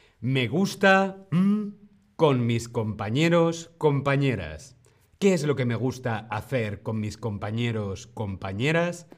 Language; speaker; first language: Spanish; non-native, fluent; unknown